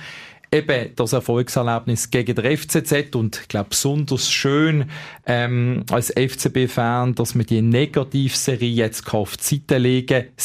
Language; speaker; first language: German; native; German